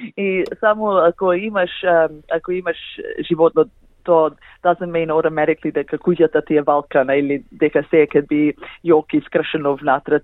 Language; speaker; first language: Macedonian; early bilingual, heritage; Macedonian